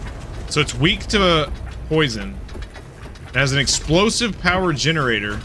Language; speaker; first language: English; native; English